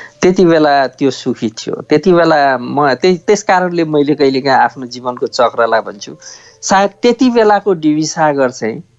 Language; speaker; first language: Nepali; native; Nepali